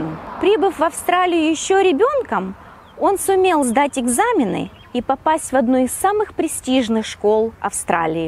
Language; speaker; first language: Russian; native; Russian